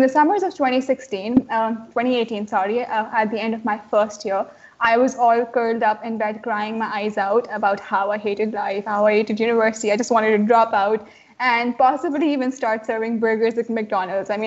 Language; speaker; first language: English; non-native, local second language; Urdu